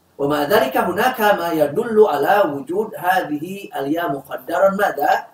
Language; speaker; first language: Arabic; non-native, fluent; Indonesian